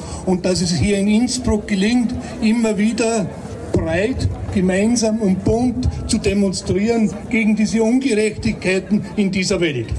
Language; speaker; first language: German; native; German